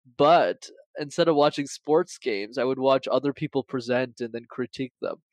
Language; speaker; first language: English; native; English